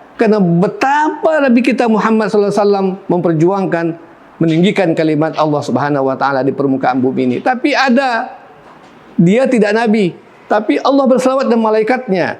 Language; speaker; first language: Malay; non-native, local second language; Minangkabau